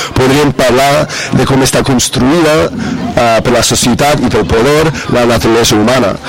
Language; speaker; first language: Catalan; non-native, fluent; English